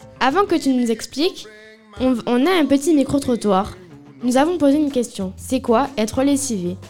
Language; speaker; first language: French; native; French